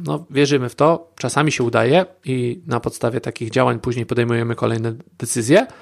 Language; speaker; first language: Polish; native; Polish